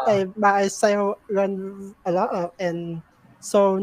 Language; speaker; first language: English; non-native, learner; Vietnamese